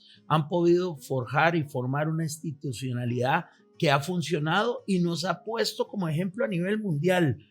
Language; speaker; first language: Spanish; native; Spanish